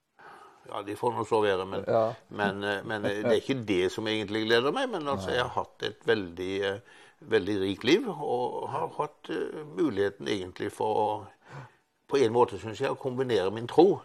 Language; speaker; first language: Norwegian; native; Norwegian